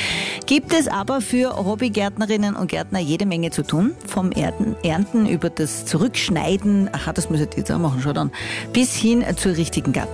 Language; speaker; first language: German; native; German